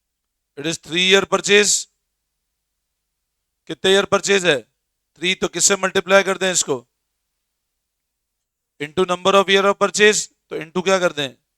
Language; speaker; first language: Hindi; native; Hindi